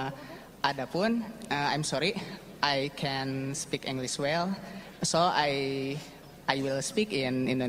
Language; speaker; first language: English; non-native, learner; Indonesian